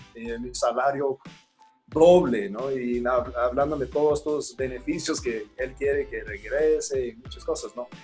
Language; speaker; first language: Spanish; early bilingual, heritage; Spanish